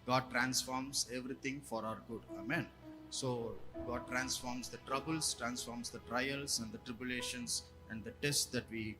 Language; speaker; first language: English; non-native, local second language; Tamil